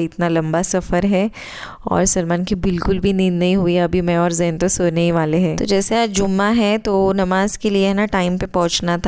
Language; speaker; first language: Hindi; native; Hindi